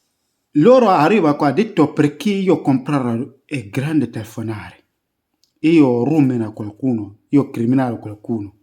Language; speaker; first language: Italian; non-native, learner; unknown